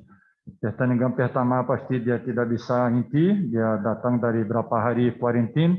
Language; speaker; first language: Indonesian; non-native, fluent; Portuguese